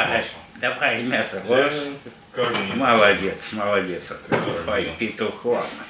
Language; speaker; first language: Russian; native; Russian